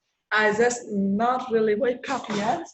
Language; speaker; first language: English; non-native, learner; Vietnamese